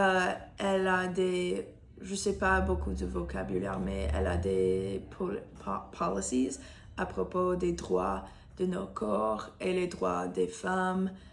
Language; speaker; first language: French; non-native, learner; English